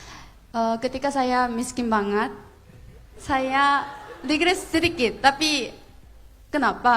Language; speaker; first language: Indonesian; non-native, fluent; Korean